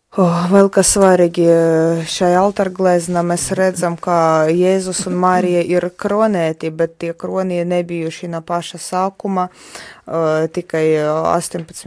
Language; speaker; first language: Latvian; non-native, fluent; Polish